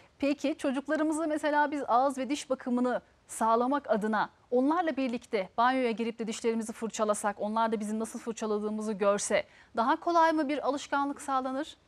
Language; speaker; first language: Turkish; early bilingual, heritage; Turkish